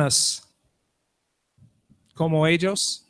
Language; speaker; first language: Spanish; non-native, learner; English